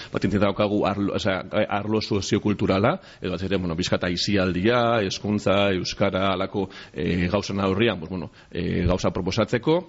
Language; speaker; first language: Basque; non-native, local second language; Spanish